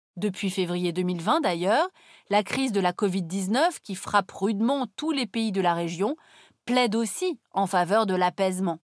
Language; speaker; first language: French; native; French